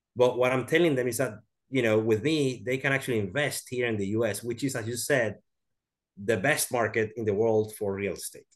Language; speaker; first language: English; non-native, fluent; Spanish